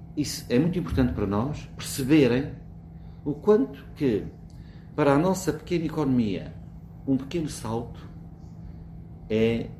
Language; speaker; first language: Portuguese; native; Portuguese